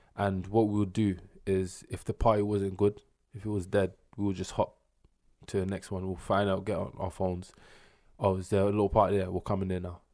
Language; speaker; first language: English; native; English